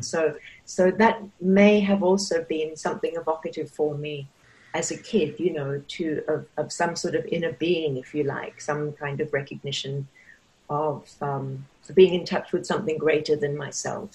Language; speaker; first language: English; native; English